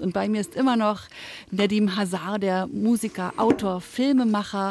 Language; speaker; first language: German; native; German